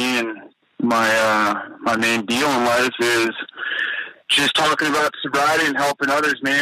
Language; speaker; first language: English; native; English